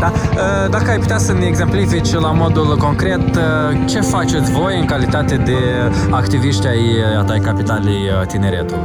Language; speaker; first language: Romanian; native; Romanian